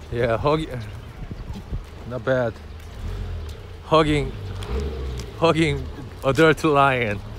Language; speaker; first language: English; non-native, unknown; Korean